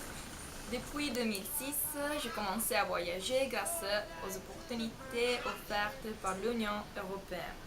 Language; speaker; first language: French; non-native, fluent; Italian